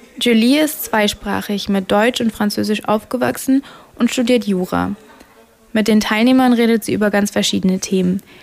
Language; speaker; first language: German; native; German